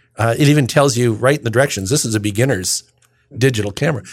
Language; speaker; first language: English; native; English